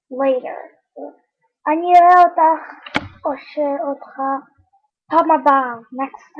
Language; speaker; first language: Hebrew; early bilingual, heritage; English